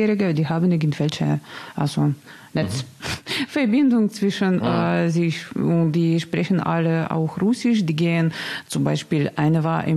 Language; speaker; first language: German; non-native, learner; Russian